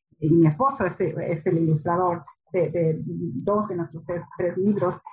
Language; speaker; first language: Spanish; early bilingual, heritage; Spanish